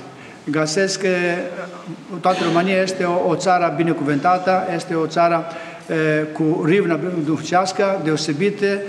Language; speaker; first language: Romanian; non-native, fluent; Greek